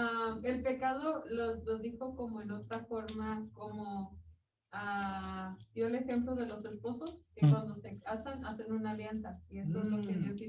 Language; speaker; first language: Spanish; early bilingual, other home language; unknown